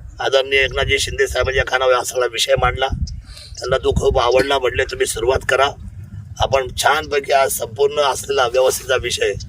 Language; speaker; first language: Marathi; native; Marathi